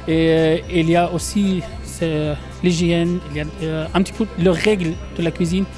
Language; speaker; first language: French; non-native, fluent; Arabic